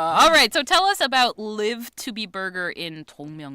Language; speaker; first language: English; native; English